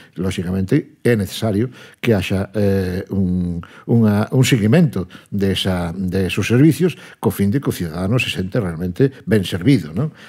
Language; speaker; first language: Galician; non-native, local second language; Spanish